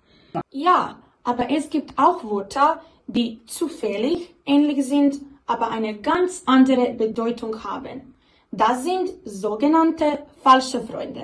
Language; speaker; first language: German; non-native, learner; Croatian